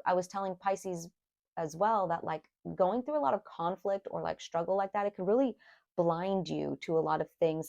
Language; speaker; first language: English; native; English